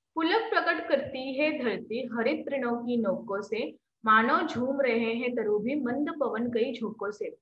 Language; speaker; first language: Hindi; non-native, local second language; Marathi